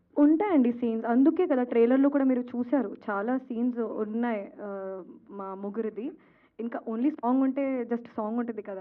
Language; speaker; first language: Telugu; non-native, fluent; Hindi